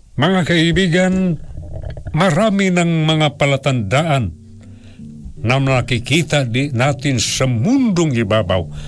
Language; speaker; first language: Filipino; non-native, local second language; Cebuano